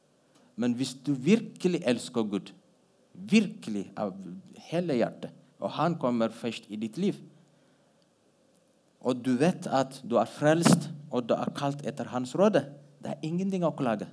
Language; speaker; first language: Norwegian; non-native, fluent; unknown